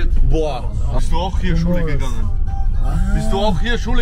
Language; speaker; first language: German; early bilingual, other home language; Albanian